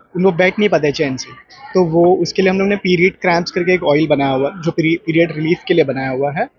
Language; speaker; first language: Hindi; native; Hindi